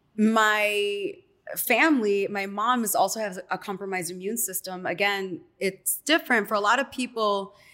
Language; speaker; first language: English; native; English